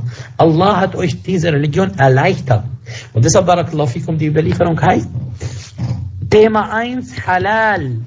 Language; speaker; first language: German; non-native, fluent; Arabic